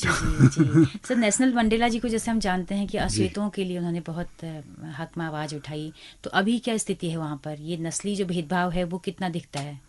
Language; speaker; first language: Hindi; native; Hindi